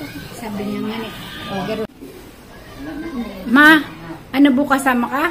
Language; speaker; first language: Filipino; native; Filipino